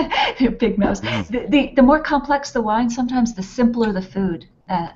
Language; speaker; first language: English; native; English